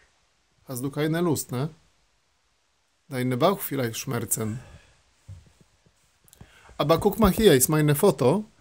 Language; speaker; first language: German; non-native, learner; Polish